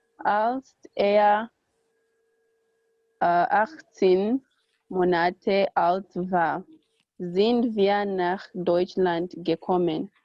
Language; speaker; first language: German; non-native, learner; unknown